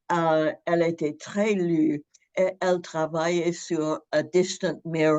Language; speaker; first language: French; non-native, fluent; English